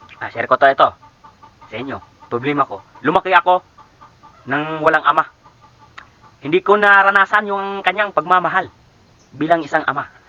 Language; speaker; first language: Filipino; native; Filipino